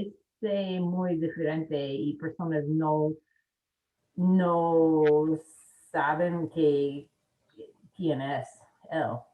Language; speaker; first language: Spanish; non-native, learner; English